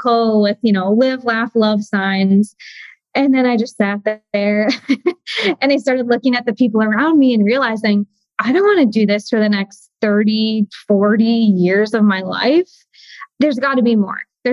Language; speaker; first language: English; native; English